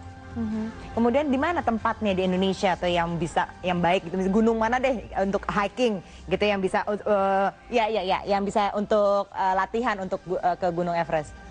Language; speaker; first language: Indonesian; native; Indonesian